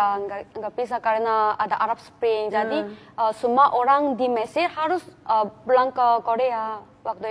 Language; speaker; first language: Indonesian; non-native, fluent; Korean